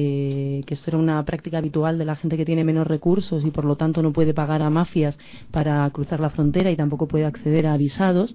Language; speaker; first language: Spanish; native; Spanish